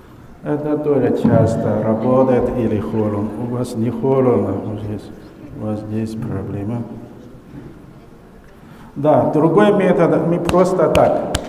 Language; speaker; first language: Russian; non-native, learner; Chinese